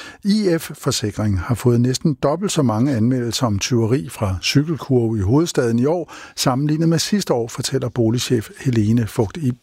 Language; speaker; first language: Danish; native; Danish